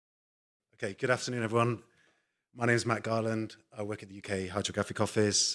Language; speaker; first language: English; native; English